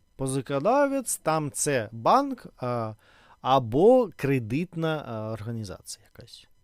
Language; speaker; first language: Ukrainian; non-native, local second language; Russian